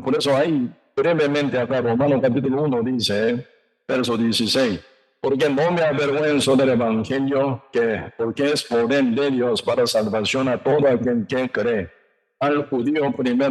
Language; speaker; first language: Spanish; non-native, learner; Korean